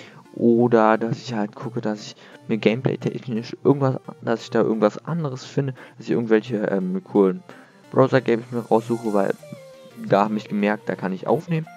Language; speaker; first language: German; native; German